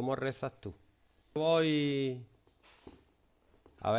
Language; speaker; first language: Spanish; native; Spanish